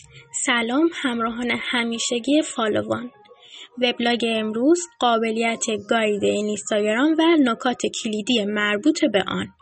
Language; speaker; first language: Persian; native; Persian